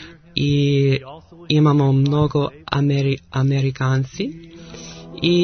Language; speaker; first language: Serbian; non-native, learner; English